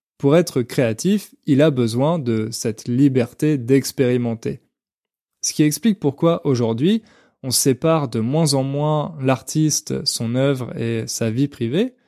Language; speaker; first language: French; native; French